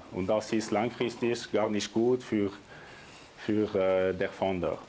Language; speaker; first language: German; non-native, local second language; French